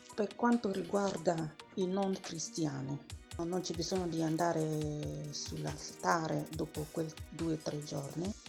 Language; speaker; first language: Italian; non-native, learner; Igbo